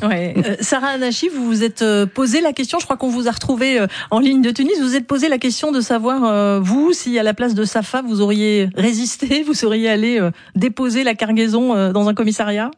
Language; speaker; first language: French; native; French